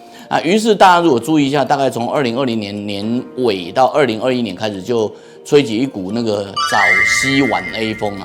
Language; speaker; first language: Chinese; native; Chinese